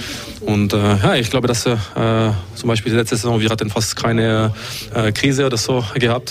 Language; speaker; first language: German; non-native, fluent; French